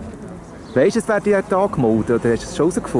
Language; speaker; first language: German; native; German